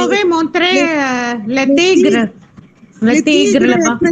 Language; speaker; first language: French; non-native, fluent; Tamil